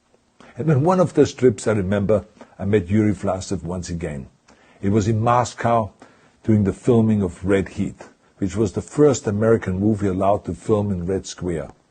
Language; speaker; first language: English; non-native, fluent; German